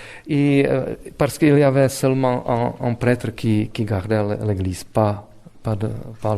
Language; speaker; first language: French; non-native, fluent; Czech